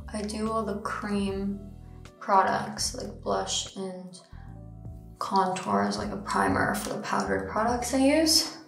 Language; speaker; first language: English; early bilingual, other home language; German